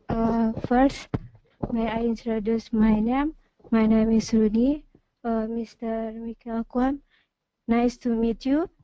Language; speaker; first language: English; non-native, learner; Indonesian